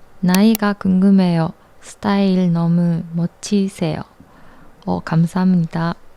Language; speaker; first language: Korean; non-native, learner; Japanese